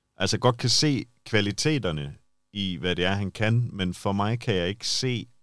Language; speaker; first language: Danish; native; Danish